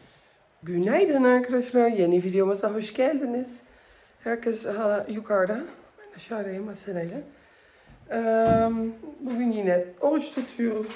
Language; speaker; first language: Turkish; early bilingual, heritage; Turkish